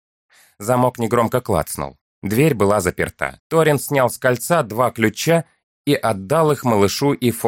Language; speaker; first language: Russian; native; Russian